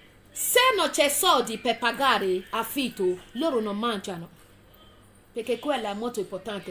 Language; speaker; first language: Italian; non-native, fluent; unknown